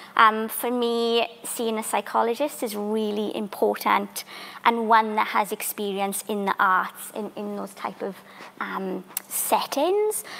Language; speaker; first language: English; native; English